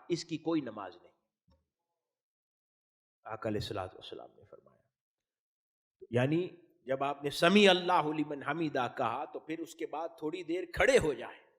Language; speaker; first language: Urdu; native; Urdu